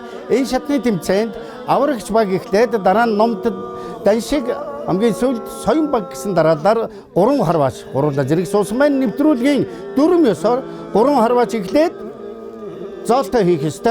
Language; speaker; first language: Mongolian; native; Mongolian